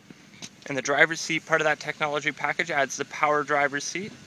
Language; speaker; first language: English; native; English